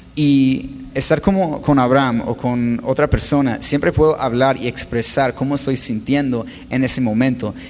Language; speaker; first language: Spanish; non-native, fluent; English